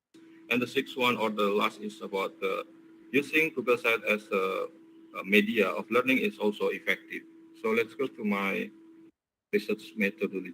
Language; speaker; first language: English; non-native, learner; Indonesian